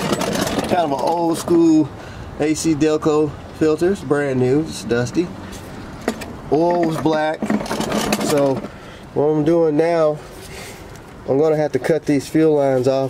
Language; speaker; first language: English; native; English